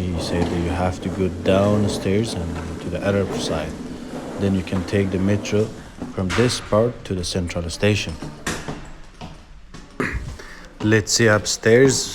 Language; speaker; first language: English; non-native, fluent; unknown